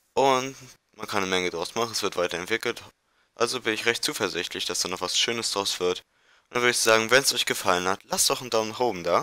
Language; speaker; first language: German; native; German